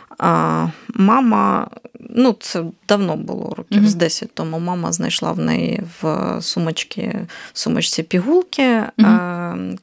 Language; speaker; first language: Ukrainian; native; Ukrainian